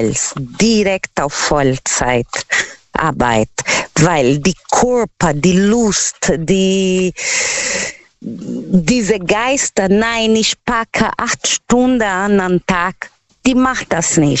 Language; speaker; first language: German; non-native, learner; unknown